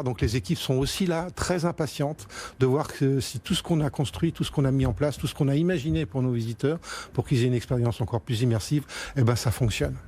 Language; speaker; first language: French; native; French